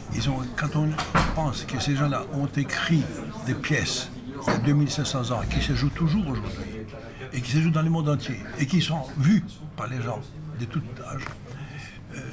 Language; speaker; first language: French; non-native, fluent; Greek